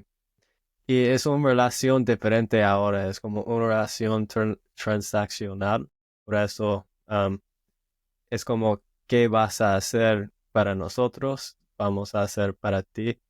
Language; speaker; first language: Spanish; non-native, learner; English